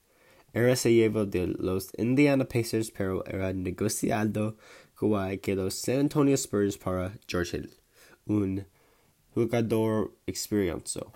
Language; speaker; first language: Spanish; non-native, learner; English